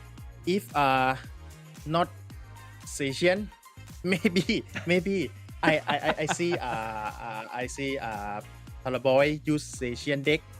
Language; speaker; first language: English; non-native, learner; Thai